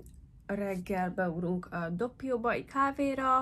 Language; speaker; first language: Hungarian; early bilingual, heritage; English